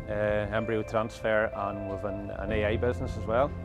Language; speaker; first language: English; native; English